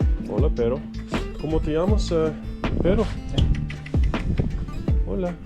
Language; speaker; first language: Spanish; non-native, learner; English